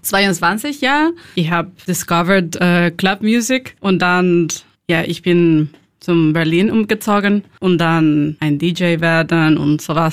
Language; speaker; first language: German; non-native, learner; Spanish